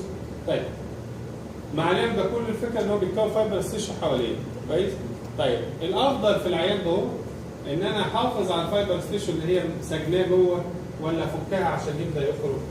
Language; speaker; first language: Arabic; native; Arabic